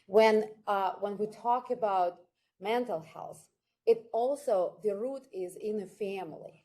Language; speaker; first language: English; non-native, fluent; Ukrainian